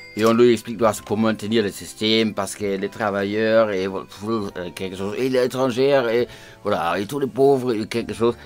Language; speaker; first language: French; non-native, fluent; German